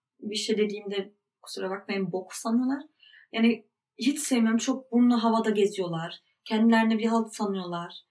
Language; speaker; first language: Turkish; early bilingual, heritage; Turkish